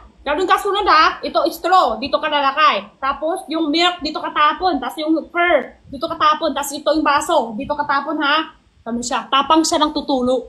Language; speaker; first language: Filipino; non-native, learner; Chinese